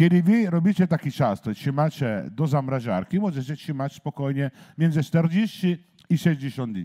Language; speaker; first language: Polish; non-native, learner; Italian